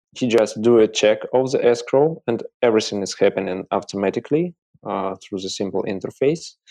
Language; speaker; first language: English; non-native, learner; Russian